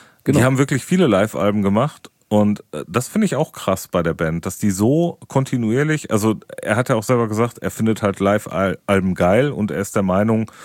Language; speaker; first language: German; native; German